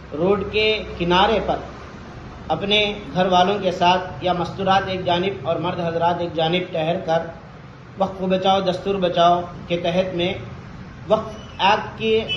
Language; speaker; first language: Urdu; native; Urdu